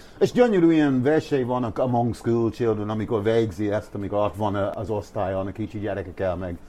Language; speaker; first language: Hungarian; non-native, fluent; English